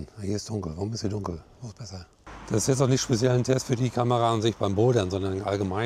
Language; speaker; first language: German; native; German